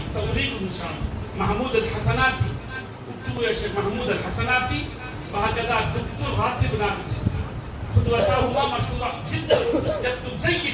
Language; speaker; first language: Arabic; non-native, fluent; Urdu